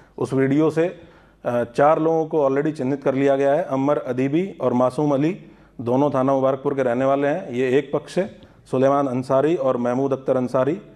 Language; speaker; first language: Hindi; native; Hindi